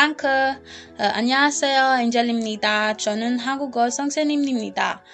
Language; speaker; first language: Korean; non-native, learner; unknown